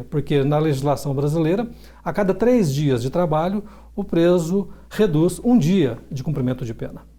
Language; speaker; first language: Portuguese; native; Portuguese